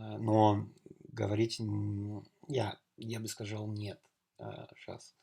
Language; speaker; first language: Russian; non-native, learner; English